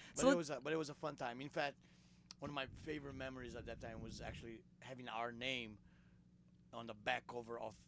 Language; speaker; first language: English; non-native, fluent; Portuguese